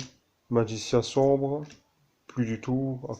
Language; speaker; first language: French; native; French